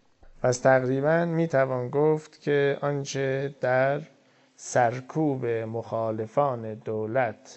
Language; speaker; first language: Persian; native; Persian